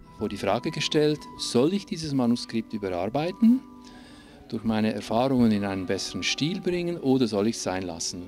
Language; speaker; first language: German; non-native, local second language; Italian